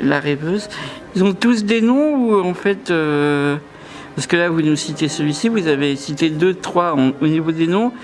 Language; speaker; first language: French; native; French